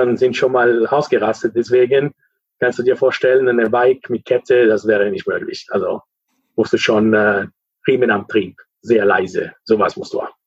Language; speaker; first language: German; non-native, fluent; Italian